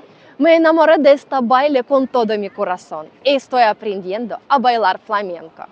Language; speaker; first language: Spanish; non-native, fluent; Ukrainian